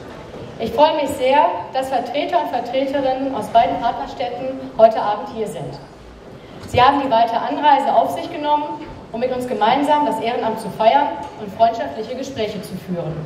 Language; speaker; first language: German; native; German